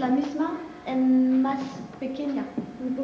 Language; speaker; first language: Spanish; non-native, learner; French